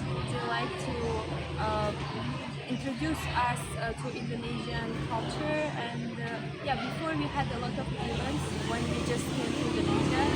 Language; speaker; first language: English; non-native, fluent; Tajik